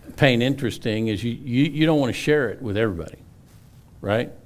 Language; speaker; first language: English; native; English